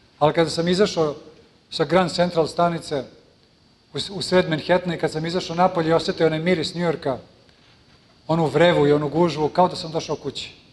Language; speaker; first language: Serbian; early bilingual, heritage; Serbian